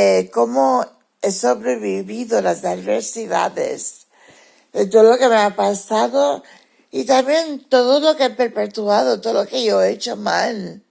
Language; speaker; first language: Spanish; early bilingual, heritage; Spanish